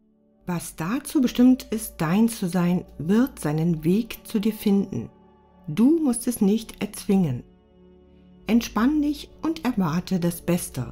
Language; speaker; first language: German; native; German